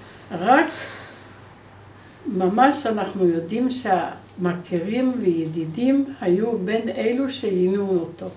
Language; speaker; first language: Hebrew; non-native, fluent; Polish